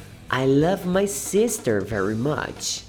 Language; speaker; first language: English; non-native, fluent; Portuguese